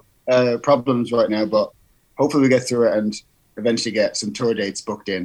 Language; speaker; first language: English; native; English